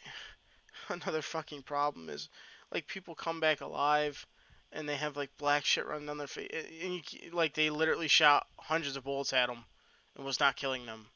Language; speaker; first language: English; native; English